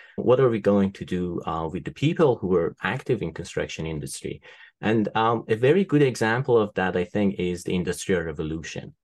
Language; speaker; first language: English; non-native, fluent; Persian